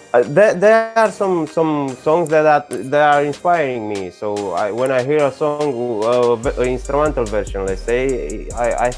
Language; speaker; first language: English; non-native, learner; Romanian